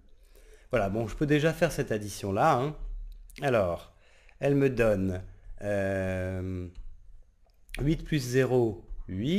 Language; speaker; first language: French; native; French